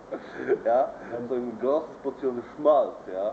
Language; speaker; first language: German; non-native, learner; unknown